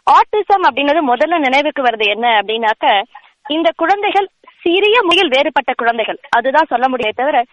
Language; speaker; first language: Tamil; native; Tamil